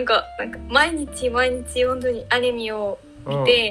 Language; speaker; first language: Japanese; non-native, learner; Arabic